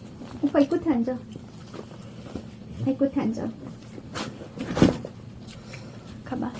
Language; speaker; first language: Korean; non-native, learner; Bangla